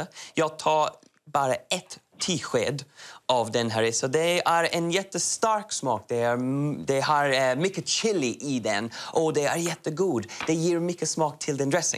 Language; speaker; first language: Swedish; non-native, learner; English